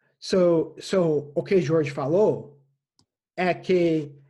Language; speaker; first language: Portuguese; non-native, fluent; English